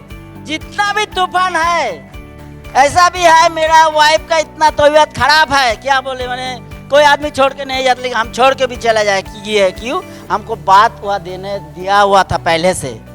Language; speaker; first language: Hindi; non-native, local second language; Bangla